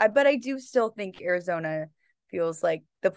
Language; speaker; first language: English; native; English